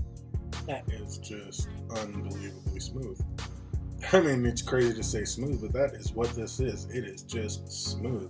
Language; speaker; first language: English; native; English